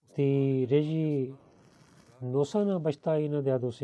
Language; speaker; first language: Bulgarian; non-native, learner; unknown